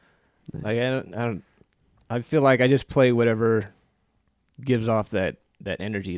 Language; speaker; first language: English; native; English